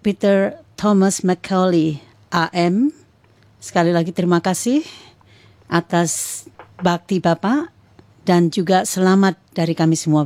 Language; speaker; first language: Indonesian; native; Indonesian